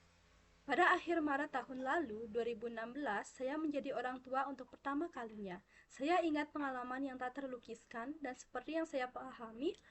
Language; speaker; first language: Indonesian; non-native, local second language; Balinese